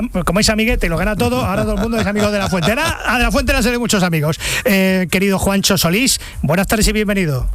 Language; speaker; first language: Spanish; native; Spanish